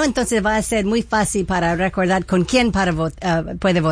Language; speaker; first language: Spanish; early bilingual, heritage; Spanish